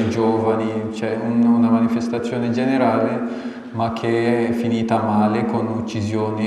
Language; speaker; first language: Italian; non-native, fluent; Amharic